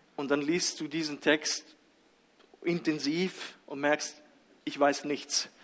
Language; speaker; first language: German; early bilingual, other home language; Russian